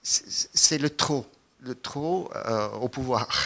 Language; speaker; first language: French; non-native, fluent; Italian